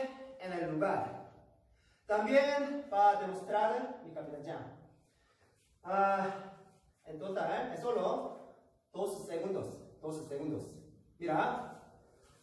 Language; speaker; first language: Spanish; non-native, learner; Korean